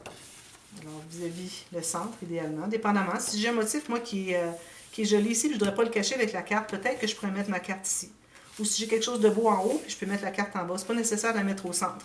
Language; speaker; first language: French; native; French